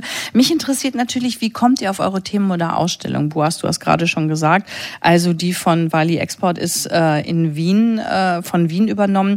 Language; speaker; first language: German; native; German